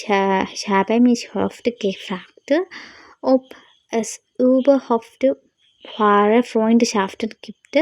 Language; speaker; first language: German; non-native, learner; Malayalam